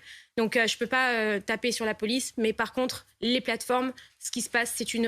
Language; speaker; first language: French; native; French